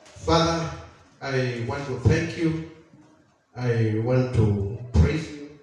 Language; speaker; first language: English; non-native, local second language; Swahili